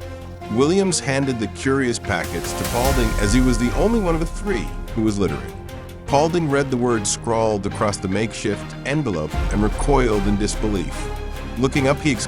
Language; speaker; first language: English; native; English